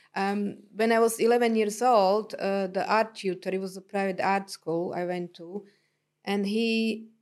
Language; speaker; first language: English; non-native, fluent; Slovak